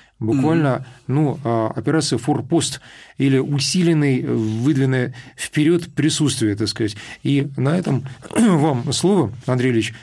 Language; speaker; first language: Russian; native; Russian